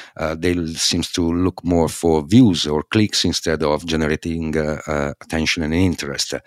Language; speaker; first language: English; non-native, fluent; Italian